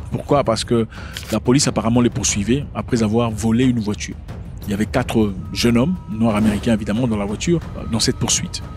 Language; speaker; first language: French; non-native, local second language; Lingala